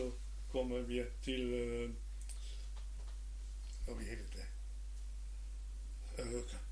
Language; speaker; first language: Norwegian; non-native, learner; German